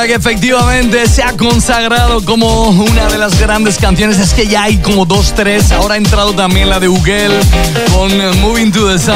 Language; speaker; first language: Spanish; native; Spanish